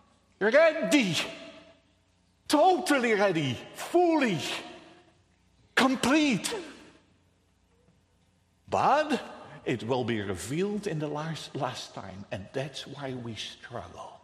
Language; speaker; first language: English; non-native, fluent; Dutch